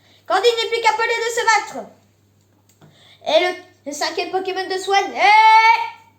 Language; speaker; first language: French; native; French